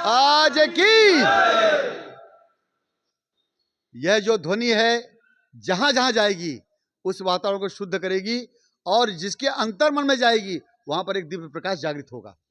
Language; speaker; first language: Hindi; native; Hindi